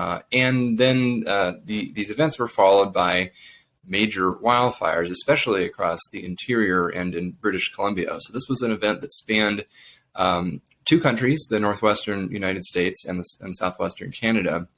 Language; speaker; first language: English; native; English